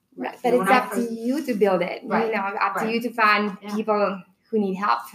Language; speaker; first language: English; non-native, fluent; Russian